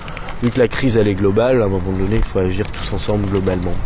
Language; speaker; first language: French; native; French